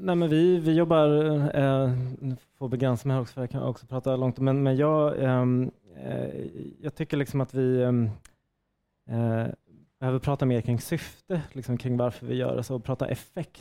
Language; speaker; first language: Swedish; native; Swedish